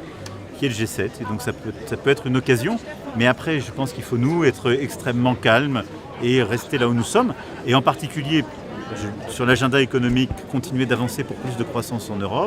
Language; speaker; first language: French; native; French